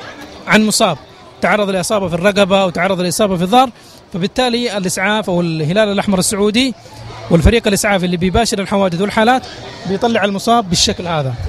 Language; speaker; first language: Arabic; native; Arabic